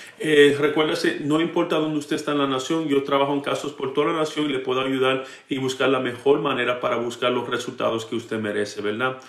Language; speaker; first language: Spanish; early bilingual, heritage; Spanish